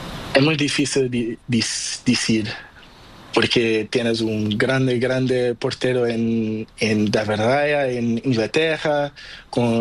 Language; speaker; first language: Spanish; non-native, learner; Portuguese